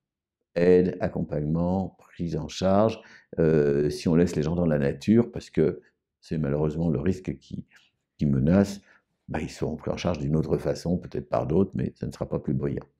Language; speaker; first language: French; native; French